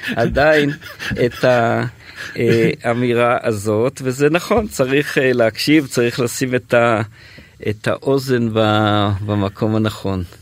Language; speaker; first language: Hebrew; native; Hebrew